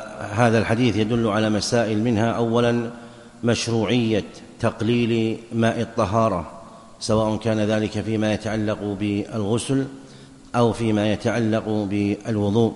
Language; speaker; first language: Arabic; native; Arabic